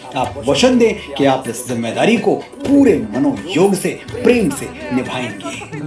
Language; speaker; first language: Hindi; native; Hindi